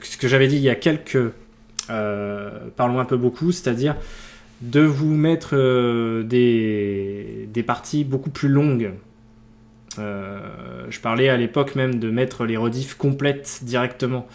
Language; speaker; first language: French; native; French